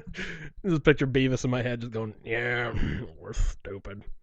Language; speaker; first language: English; native; English